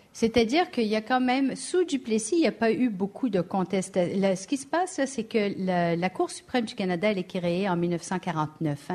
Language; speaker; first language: French; native; French